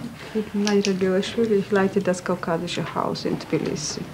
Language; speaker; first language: German; non-native, fluent; Georgian